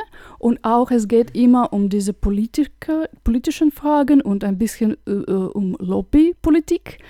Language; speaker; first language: German; non-native, fluent; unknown